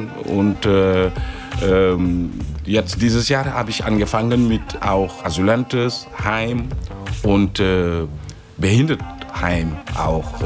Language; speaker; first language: German; non-native, fluent; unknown